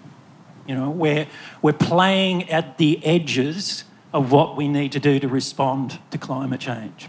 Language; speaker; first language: English; native; English